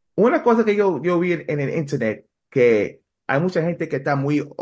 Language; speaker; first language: Spanish; early bilingual, heritage; Spanish